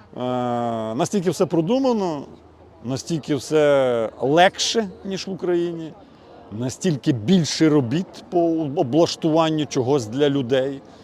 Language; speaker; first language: Ukrainian; native; Ukrainian